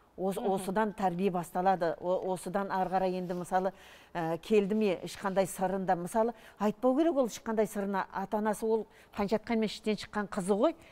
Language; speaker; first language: Kazakh; native; Kazakh